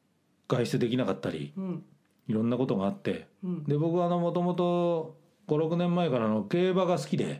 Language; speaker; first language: Japanese; native; Japanese